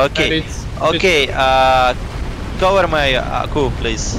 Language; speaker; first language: English; non-native, learner; Russian